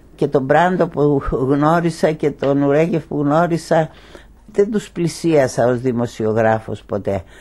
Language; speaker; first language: Greek; native; Greek